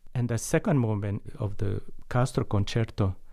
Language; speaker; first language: English; non-native, fluent; Spanish